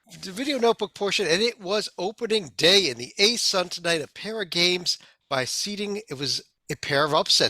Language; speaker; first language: English; native; English